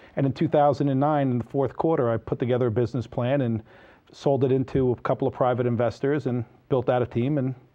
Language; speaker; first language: English; native; English